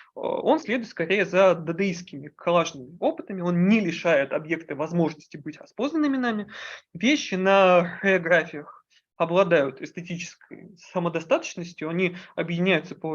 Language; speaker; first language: Russian; native; Russian